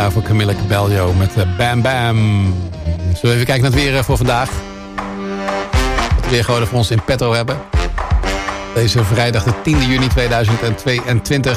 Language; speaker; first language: Dutch; native; Dutch